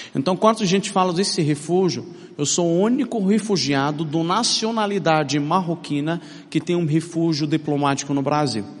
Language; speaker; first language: Portuguese; non-native, fluent; Arabic